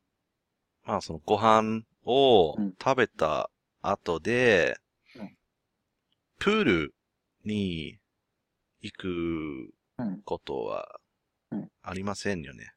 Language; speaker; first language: Japanese; non-native, learner; English